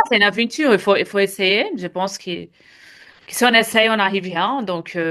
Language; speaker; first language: French; non-native, fluent; Portuguese